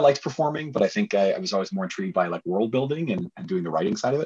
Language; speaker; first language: English; native; English